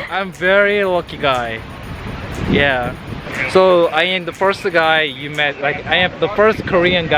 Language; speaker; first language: English; non-native, learner; Korean